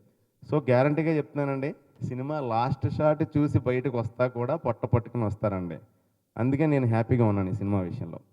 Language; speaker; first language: Telugu; native; Telugu